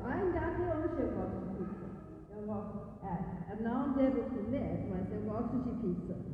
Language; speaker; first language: Portuguese; non-native, fluent; English